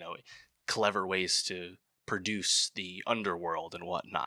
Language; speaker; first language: English; native; English